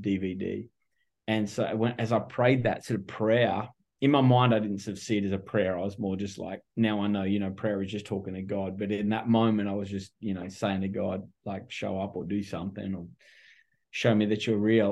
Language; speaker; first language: English; native; English